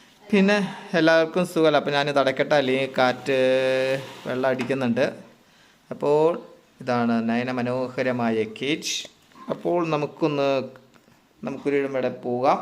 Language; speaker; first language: Malayalam; native; Malayalam